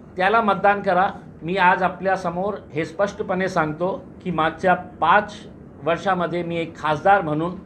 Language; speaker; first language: Marathi; non-native, local second language; Urdu